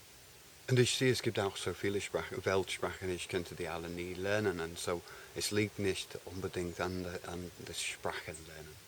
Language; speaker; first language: German; non-native, fluent; English